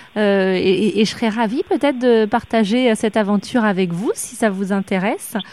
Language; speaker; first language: French; native; French